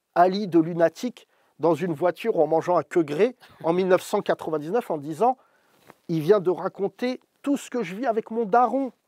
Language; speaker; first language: French; native; French